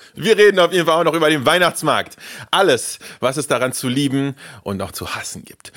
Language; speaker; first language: German; early bilingual, other home language; Russian